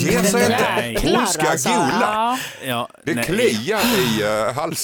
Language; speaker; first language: Swedish; native; Swedish